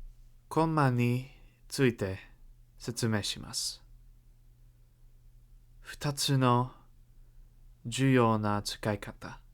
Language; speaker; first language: Japanese; non-native, learner; English